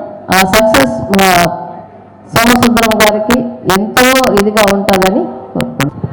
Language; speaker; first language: Telugu; native; Telugu